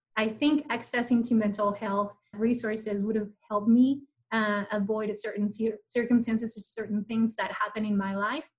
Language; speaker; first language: English; non-native, fluent; Spanish